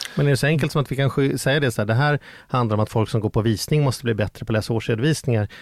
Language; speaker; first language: Swedish; native; Swedish